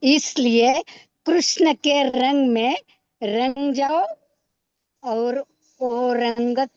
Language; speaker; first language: Hindi; non-native, local second language; Marathi